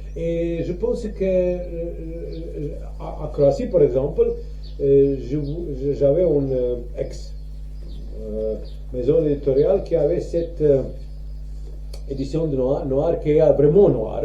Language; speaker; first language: French; non-native, learner; Croatian